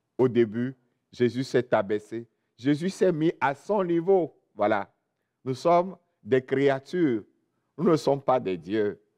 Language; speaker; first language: French; non-native, local second language; Ewe